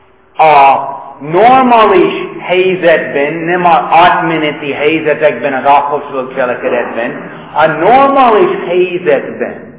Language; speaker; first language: Hungarian; non-native, fluent; English